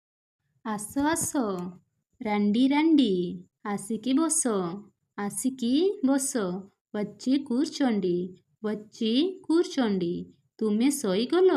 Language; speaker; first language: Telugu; non-native, fluent; Odia